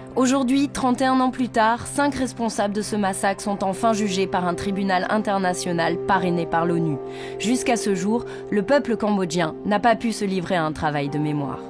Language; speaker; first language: French; native; French